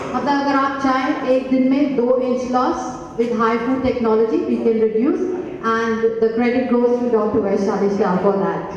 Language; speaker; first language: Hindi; non-native, local second language; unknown